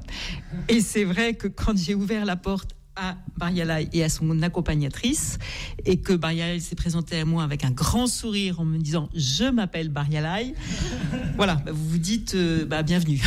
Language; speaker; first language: French; native; French